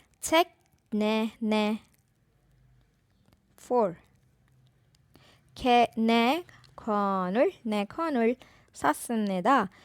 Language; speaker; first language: Korean; non-native, fluent; Urdu